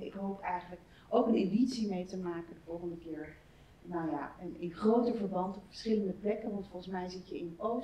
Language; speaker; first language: Dutch; native; Dutch